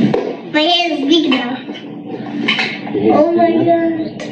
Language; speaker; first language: English; early bilingual, other home language; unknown